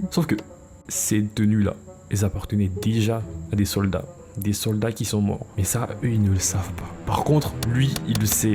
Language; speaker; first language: French; native; French